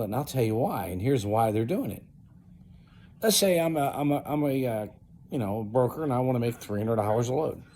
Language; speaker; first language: English; native; English